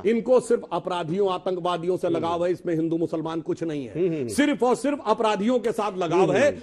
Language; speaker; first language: Hindi; native; Hindi